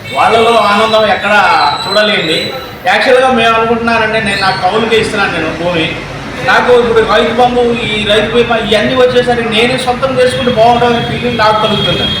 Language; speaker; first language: Telugu; non-native, local second language; Lambadi